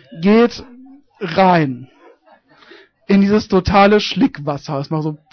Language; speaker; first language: German; native; German